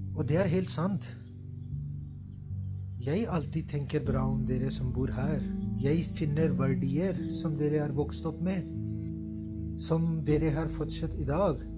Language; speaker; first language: Norwegian; non-native, fluent; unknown